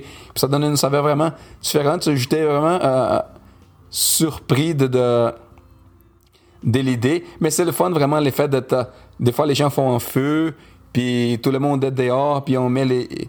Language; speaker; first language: French; non-native, fluent; Portuguese